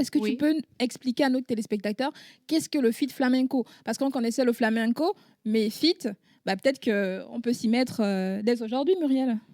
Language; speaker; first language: French; native; French